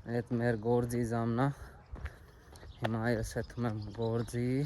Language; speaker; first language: Armenian; non-native, learner; Hindi